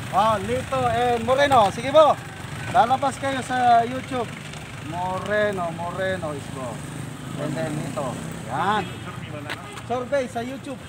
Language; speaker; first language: Filipino; non-native, local second language; Iloko